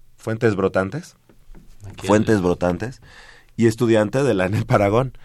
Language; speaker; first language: Spanish; native; Spanish